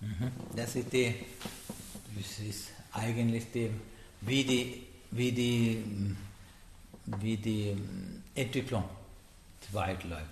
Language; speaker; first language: German; non-native, learner; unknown